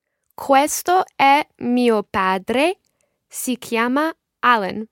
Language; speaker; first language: Italian; non-native, learner; English